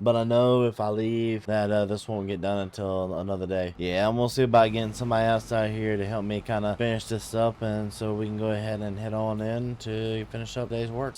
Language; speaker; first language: English; native; English